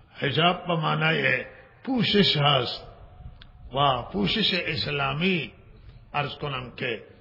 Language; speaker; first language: Persian; non-native, local second language; Baluchi